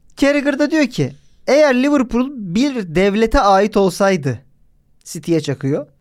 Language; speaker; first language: Turkish; native; Turkish